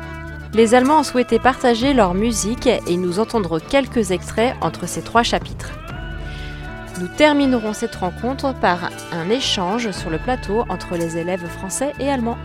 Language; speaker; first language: French; native; French